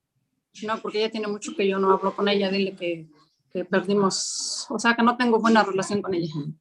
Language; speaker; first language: Spanish; native; Spanish